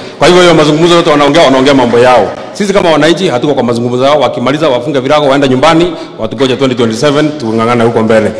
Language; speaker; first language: Swahili; non-native, local second language; Kikuyu